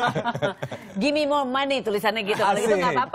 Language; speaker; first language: Indonesian; native; Indonesian